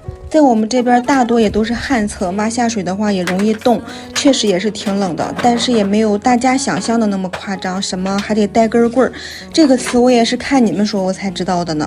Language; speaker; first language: Chinese; native; Chinese